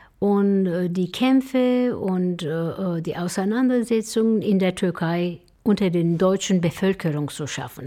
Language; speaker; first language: German; non-native, fluent; Turkish